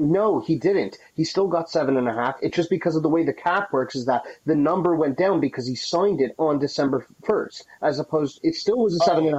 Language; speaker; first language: English; native; English